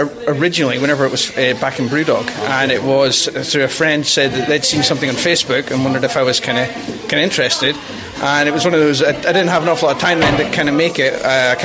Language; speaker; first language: English; native; English